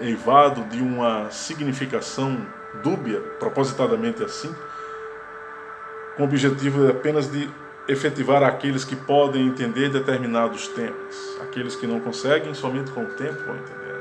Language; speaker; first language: Portuguese; native; Portuguese